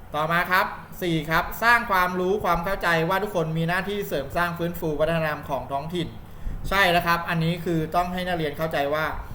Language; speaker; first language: Thai; native; Thai